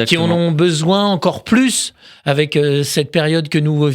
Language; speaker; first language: French; native; French